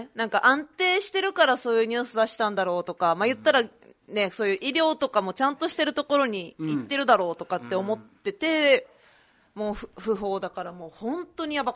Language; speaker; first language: Japanese; native; Japanese